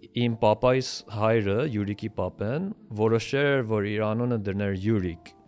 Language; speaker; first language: Armenian; early bilingual, heritage; Armenian